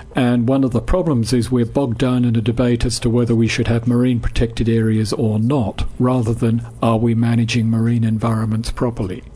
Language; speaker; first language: English; native; English